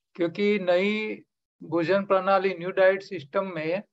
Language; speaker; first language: Hindi; non-native, local second language; Gujarati